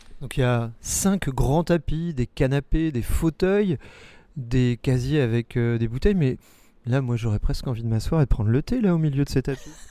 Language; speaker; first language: French; native; French